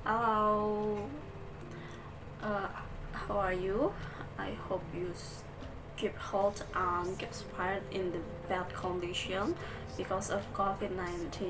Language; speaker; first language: English; non-native, learner; Balinese